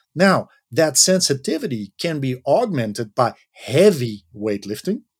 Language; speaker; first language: English; non-native, fluent; Dutch